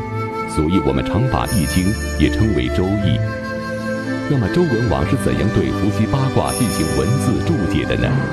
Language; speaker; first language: Chinese; native; Chinese